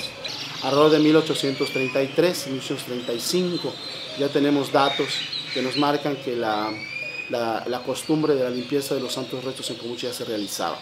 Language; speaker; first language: Spanish; native; Spanish